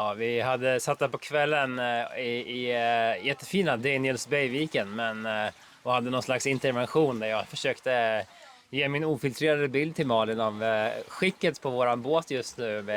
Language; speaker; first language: Swedish; native; Swedish